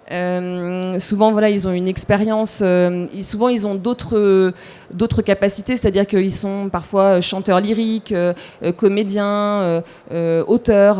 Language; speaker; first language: French; native; French